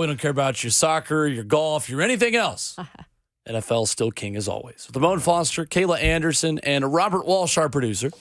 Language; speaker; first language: English; native; English